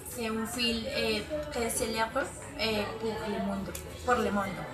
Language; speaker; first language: French; non-native, learner; Spanish